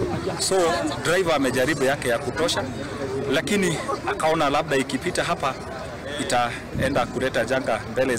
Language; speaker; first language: Swahili; non-native, local second language; Kikuyu